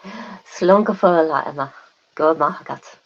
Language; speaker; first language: Irish; non-native, learner; English